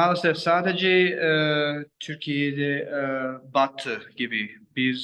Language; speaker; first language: Turkish; non-native, learner; English